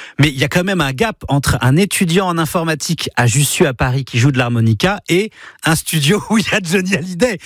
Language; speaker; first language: French; native; French